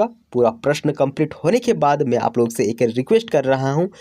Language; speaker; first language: Hindi; native; Hindi